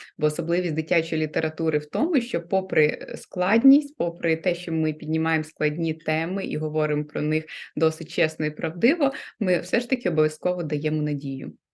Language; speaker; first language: Ukrainian; non-native, local second language; Russian